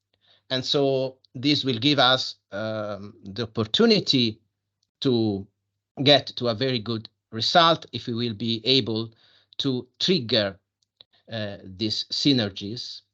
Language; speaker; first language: English; non-native, fluent; Italian